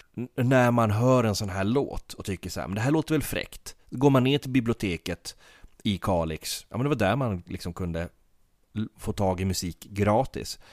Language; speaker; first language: Swedish; native; Swedish